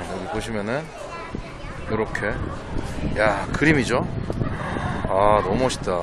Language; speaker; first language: Korean; native; Korean